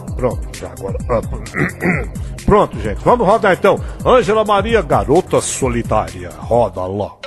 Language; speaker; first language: Portuguese; native; Portuguese